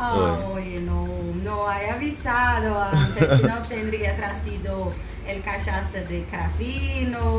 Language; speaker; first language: Spanish; non-native, learner; Portuguese